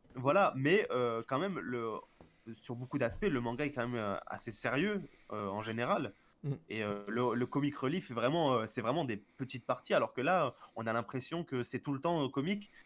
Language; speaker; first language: French; native; French